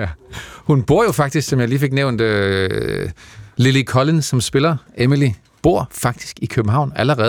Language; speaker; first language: Danish; native; Danish